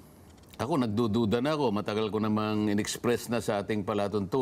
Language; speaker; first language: Filipino; native; Filipino